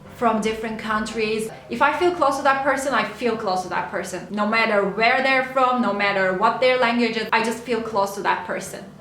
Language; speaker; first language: English; non-native, fluent; Turkish